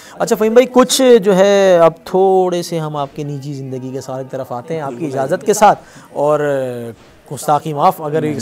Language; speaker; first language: Urdu; native; Urdu